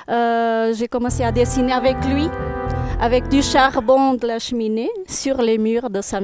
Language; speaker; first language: French; non-native, fluent; Portuguese